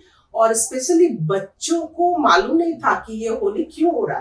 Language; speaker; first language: Hindi; non-native, local second language; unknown